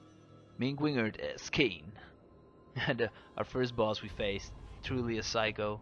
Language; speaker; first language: English; non-native, fluent; Dutch